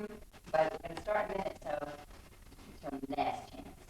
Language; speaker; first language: English; native; English